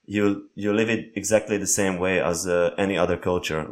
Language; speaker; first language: English; non-native, fluent; Slovak